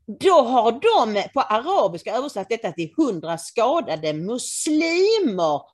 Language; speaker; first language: Swedish; native; Swedish